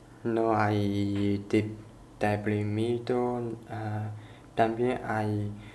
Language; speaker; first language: Spanish; non-native, learner; Chinese